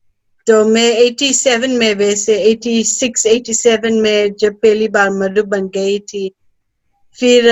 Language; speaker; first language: Hindi; early bilingual, heritage; Hindi